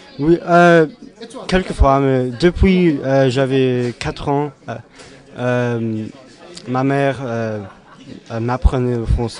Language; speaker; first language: French; non-native, learner; English